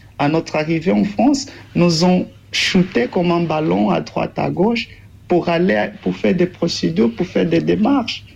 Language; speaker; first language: French; non-native, fluent; Portuguese